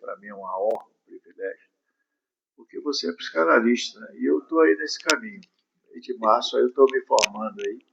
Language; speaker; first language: Portuguese; native; Portuguese